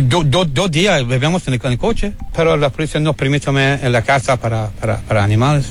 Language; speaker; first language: Spanish; non-native, learner; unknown